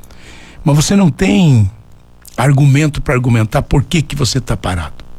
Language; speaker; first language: Portuguese; native; Portuguese